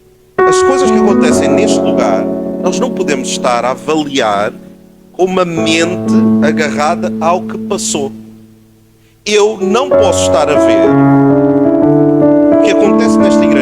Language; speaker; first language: Portuguese; native; Portuguese